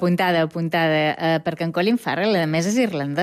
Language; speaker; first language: Catalan; native; Catalan